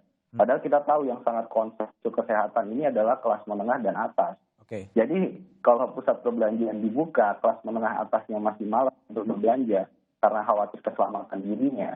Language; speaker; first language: Indonesian; native; Indonesian